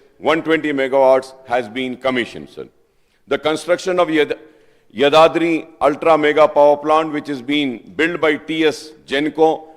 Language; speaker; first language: English; non-native, local second language; Urdu